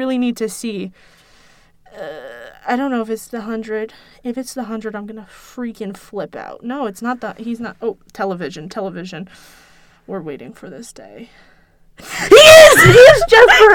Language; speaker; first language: English; native; English